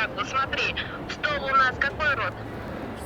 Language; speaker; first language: Russian; non-native, local second language; Kyrgyz